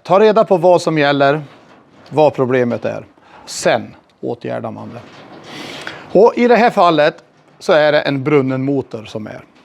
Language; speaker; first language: Swedish; native; Swedish